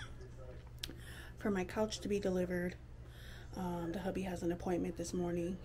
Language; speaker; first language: English; native; English